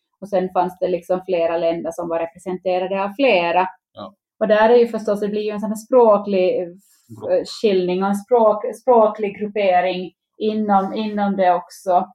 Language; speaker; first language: Swedish; native; Swedish